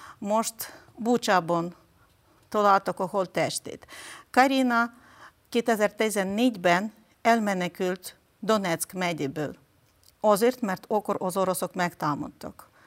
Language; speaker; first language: Hungarian; non-native, fluent; Ukrainian